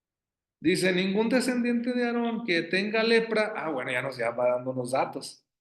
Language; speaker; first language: Spanish; native; Spanish